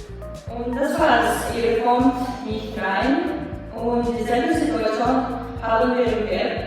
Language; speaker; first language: German; non-native, fluent; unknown